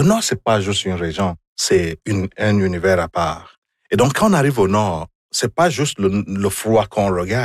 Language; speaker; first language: French; non-native, fluent; Igbo